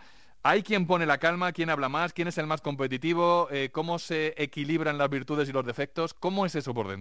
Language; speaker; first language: Spanish; native; Spanish